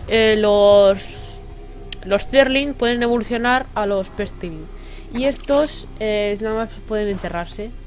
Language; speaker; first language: Spanish; native; Spanish